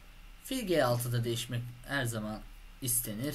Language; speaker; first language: Turkish; native; Turkish